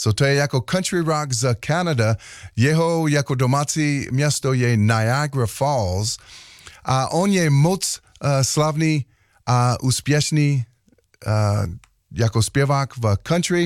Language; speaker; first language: Czech; non-native, learner; English